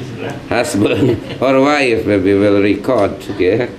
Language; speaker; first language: English; non-native, local second language; Malay